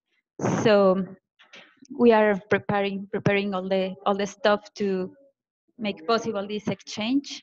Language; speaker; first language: English; non-native, fluent; Spanish